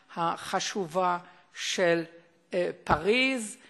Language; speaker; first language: Hebrew; non-native, fluent; German